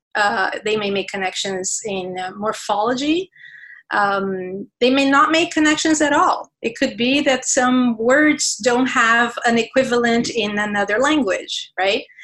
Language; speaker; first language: English; non-native, fluent; Portuguese